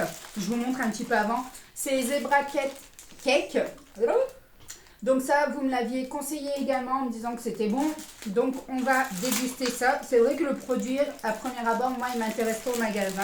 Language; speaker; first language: French; native; French